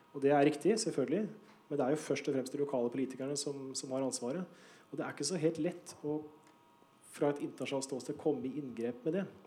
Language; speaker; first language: Norwegian; native; Norwegian